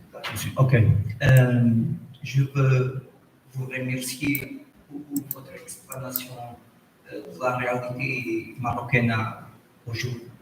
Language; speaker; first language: French; non-native, fluent; Portuguese